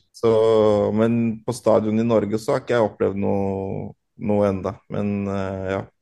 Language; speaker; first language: Norwegian; early bilingual, other home language; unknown